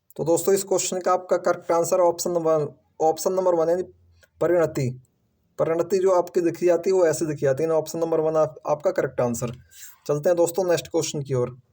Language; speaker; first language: Hindi; native; Hindi